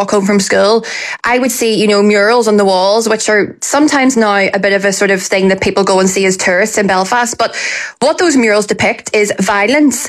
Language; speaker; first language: English; native; English